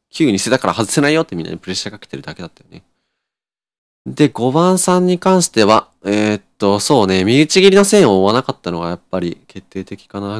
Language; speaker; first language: Japanese; native; Japanese